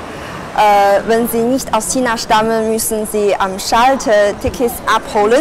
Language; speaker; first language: German; non-native, fluent; Chinese